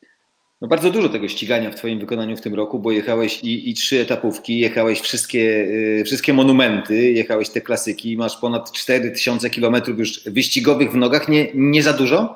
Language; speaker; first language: Polish; native; Polish